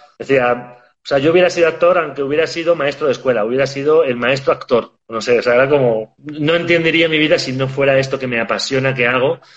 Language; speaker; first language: Spanish; native; Spanish